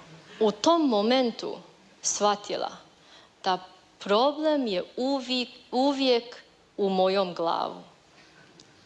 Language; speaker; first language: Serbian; non-native, learner; Chinese